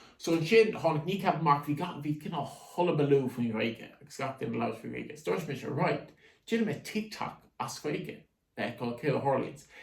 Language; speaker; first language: Irish; native; Irish